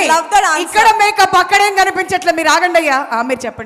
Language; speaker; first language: Telugu; native; Telugu